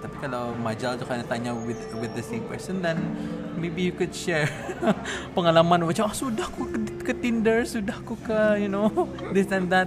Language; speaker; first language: English; non-native, local second language; Malay